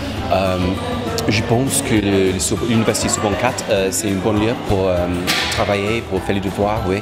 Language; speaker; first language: French; non-native, learner; English